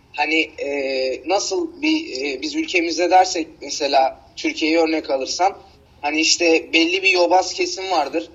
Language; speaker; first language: Turkish; native; Turkish